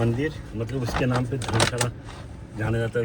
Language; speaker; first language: Hindi; native; Hindi